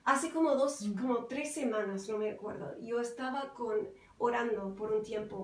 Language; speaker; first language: Spanish; non-native, fluent; English